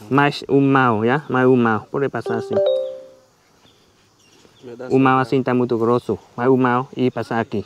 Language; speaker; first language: Portuguese; non-native, learner; Vietnamese